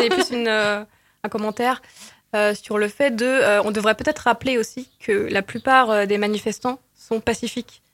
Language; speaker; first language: French; native; French